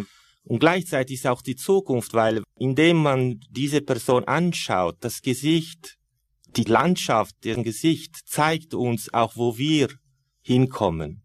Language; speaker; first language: German; non-native, fluent; Italian